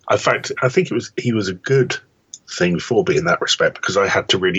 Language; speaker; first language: English; native; English